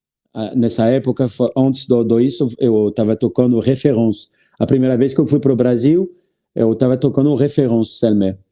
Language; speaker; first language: Portuguese; non-native, learner; French